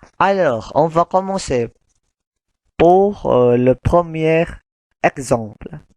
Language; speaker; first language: French; non-native, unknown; Indonesian